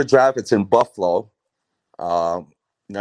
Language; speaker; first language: English; non-native, fluent; French